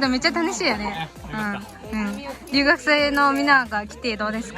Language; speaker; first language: Japanese; non-native, fluent; Mongolian